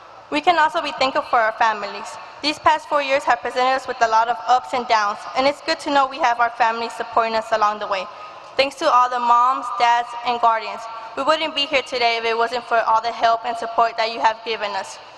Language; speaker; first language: English; early bilingual, other home language; Spanish